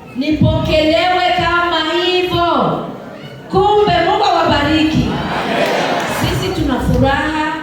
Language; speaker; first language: Swahili; non-native, fluent; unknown